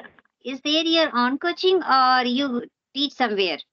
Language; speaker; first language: English; non-native, local second language; Hindi